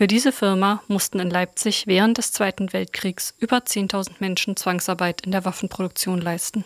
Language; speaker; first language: German; native; German